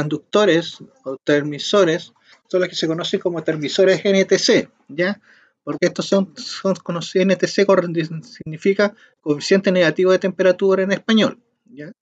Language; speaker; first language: Spanish; native; Spanish